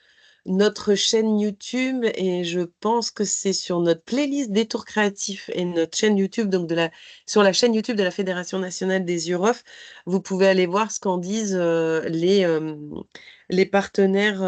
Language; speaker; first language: French; native; French